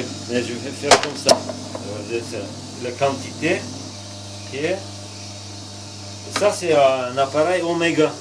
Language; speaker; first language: French; non-native, fluent; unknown